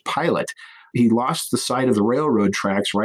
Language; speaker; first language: English; native; English